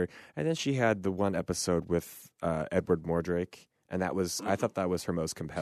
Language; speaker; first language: English; native; English